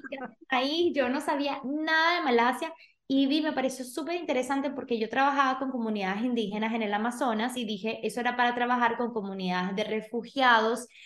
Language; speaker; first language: Spanish; early bilingual, other home language; Portuguese